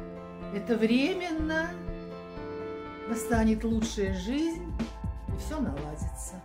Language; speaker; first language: Russian; native; Russian